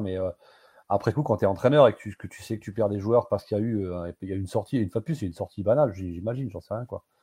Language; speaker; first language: French; native; French